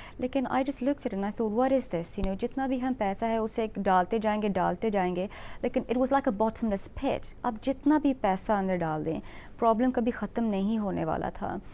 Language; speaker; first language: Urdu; early bilingual, heritage; Urdu